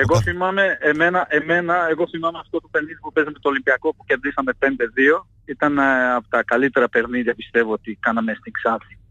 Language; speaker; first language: Greek; non-native, fluent; Portuguese